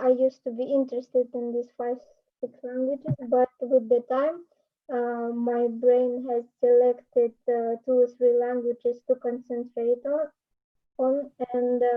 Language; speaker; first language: English; non-native, learner; Russian